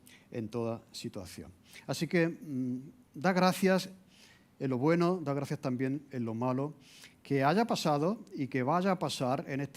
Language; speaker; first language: Spanish; native; Spanish